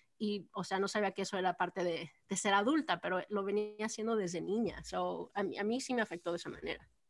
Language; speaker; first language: Spanish; early bilingual, heritage; Spanish